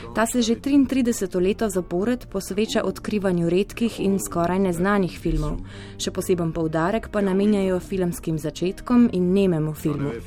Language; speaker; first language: Slovenian; native; Slovenian